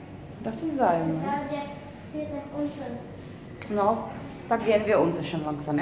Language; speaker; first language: German; non-native, learner; Czech